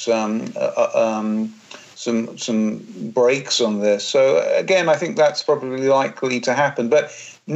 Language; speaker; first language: English; native; English